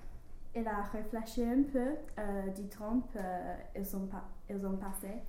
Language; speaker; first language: French; non-native, learner; English